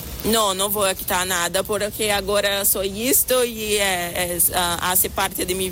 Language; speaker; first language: Spanish; non-native, fluent; Portuguese